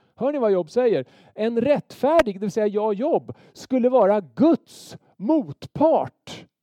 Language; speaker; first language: Swedish; native; Swedish